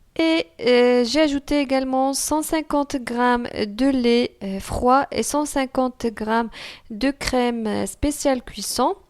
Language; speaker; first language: French; non-native, local second language; Arabic